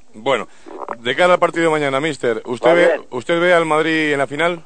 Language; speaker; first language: Spanish; native; Spanish